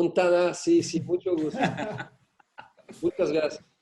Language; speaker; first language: Spanish; non-native, learner; Portuguese